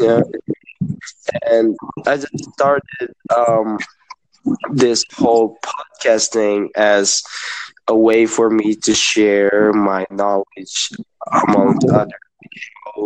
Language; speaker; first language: English; non-native, local second language; Hiligaynon